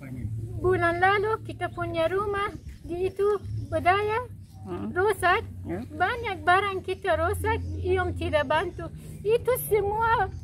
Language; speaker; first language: Indonesian; non-native, learner; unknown